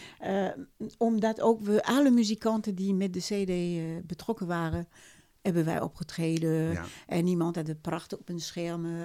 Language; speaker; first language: Dutch; non-native, fluent; French